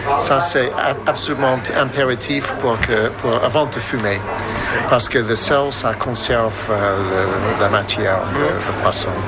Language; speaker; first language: French; non-native, fluent; English